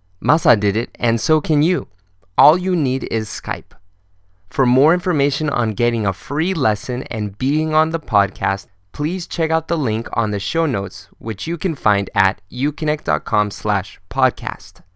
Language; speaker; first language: English; native; English